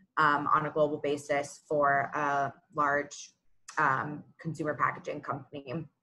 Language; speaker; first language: English; native; English